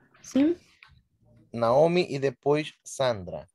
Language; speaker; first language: Portuguese; non-native, fluent; Spanish